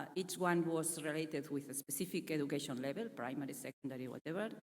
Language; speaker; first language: English; non-native, fluent; Catalan